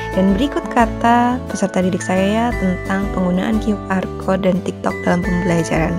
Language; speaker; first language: Indonesian; native; Indonesian